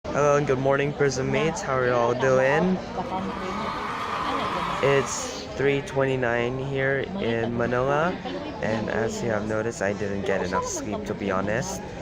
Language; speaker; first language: English; non-native, local second language; Filipino